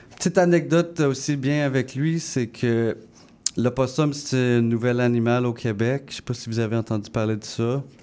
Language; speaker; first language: French; non-native, local second language; English